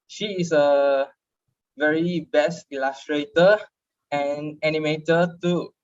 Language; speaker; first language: English; non-native, learner; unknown